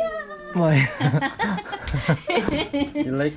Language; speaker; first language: English; non-native, learner; Korean